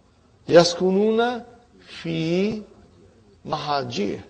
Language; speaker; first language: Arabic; non-native, fluent; Urdu